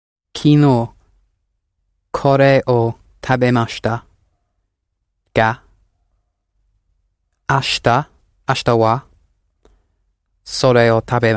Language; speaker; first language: Japanese; non-native, learner; English